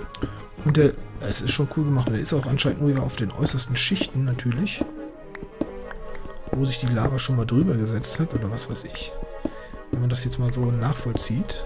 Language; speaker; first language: German; native; German